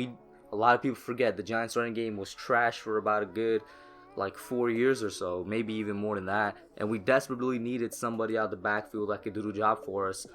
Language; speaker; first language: English; native; English